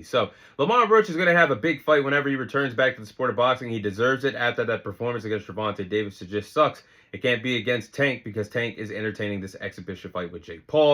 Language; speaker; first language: English; native; English